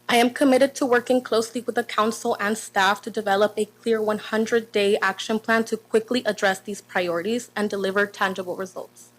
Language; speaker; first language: English; non-native, fluent; Spanish